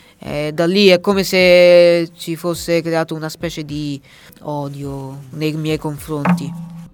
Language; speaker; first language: Italian; early bilingual, other home language; Bangla